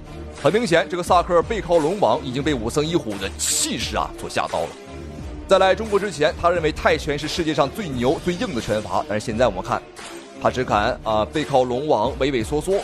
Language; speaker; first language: Chinese; native; Chinese